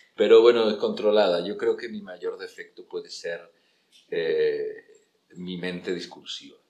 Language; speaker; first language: Spanish; native; Spanish